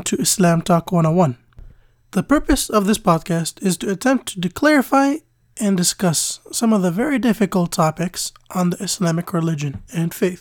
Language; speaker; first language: English; native; English